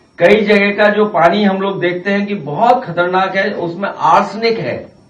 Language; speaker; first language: Hindi; native; Hindi